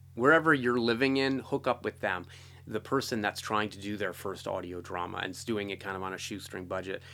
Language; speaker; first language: English; native; English